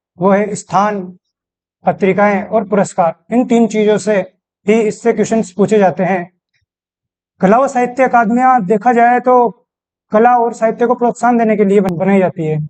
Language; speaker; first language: Hindi; native; Hindi